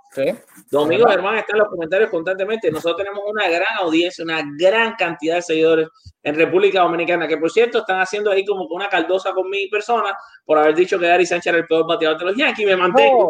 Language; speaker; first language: Spanish; native; Spanish